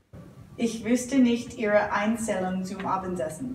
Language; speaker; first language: German; non-native, learner; English